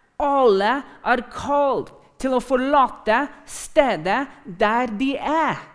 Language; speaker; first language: Norwegian; non-native, fluent; English